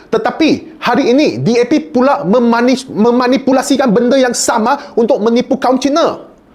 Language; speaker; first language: Malay; non-native, local second language; Chinese